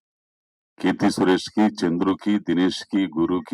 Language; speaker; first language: Telugu; native; Telugu